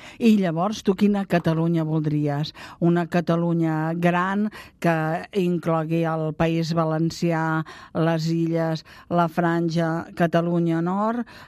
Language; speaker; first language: Catalan; native; Catalan